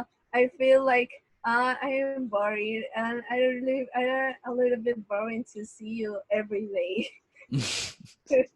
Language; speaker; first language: English; non-native, learner; Spanish